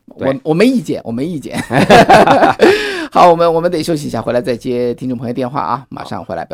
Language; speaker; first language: Chinese; native; Chinese